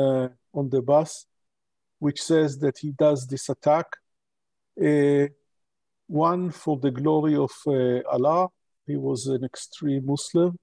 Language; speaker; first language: English; non-native, local second language; Hebrew